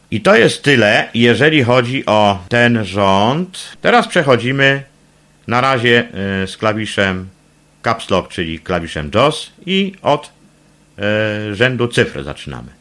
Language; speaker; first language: Polish; native; Polish